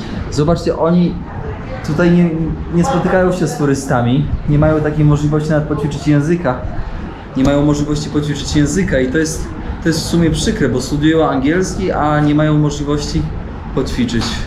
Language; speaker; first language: Polish; native; Polish